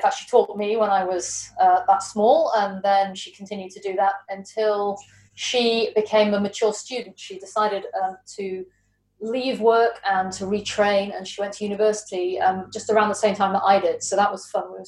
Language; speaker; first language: English; native; English